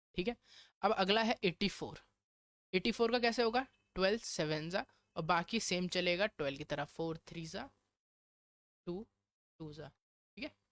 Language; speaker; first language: Hindi; non-native, local second language; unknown